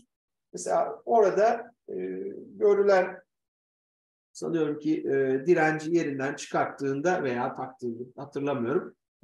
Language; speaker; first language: Turkish; native; Turkish